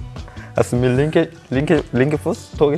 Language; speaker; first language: German; non-native, learner; Korean